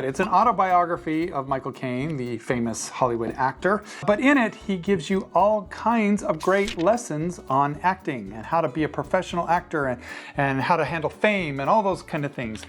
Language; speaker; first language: English; native; English